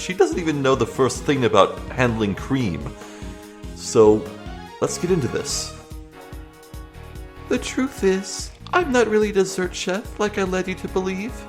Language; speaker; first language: English; native; English